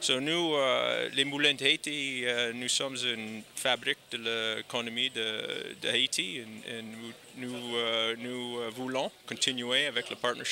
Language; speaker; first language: French; non-native, learner; English